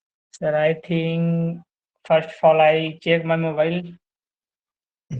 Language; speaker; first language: English; non-native, learner; Hindi